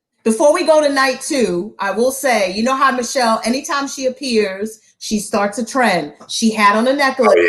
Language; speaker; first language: English; native; English